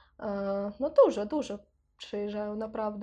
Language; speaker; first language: Polish; non-native, learner; Russian